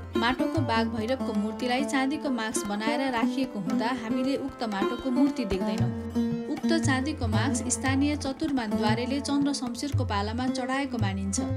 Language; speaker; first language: Nepali; native; Nepali